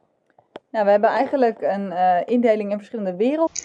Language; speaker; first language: Dutch; native; Dutch